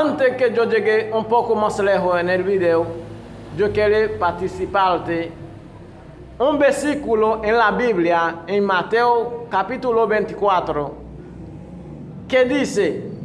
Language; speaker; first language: Spanish; non-native, fluent; Haitian Creole